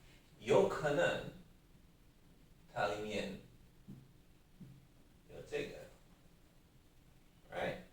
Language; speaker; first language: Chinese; non-native, learner; English